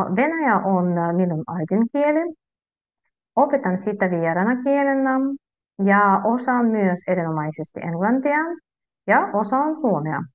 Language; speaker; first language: Finnish; non-native, fluent; Russian